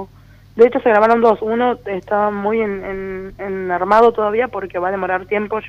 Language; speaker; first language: Spanish; native; Spanish